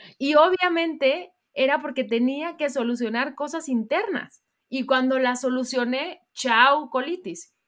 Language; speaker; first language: Spanish; native; Spanish